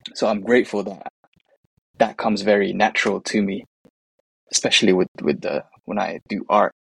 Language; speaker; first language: English; native; English